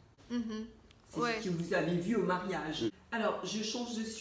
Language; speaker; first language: French; native; French